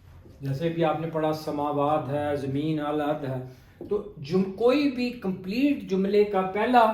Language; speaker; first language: Urdu; native; Urdu